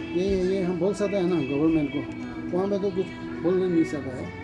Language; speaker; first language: Hindi; non-native, learner; Tibetan